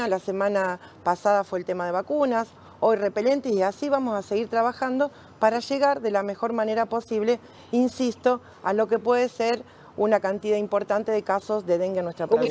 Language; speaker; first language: Spanish; native; Spanish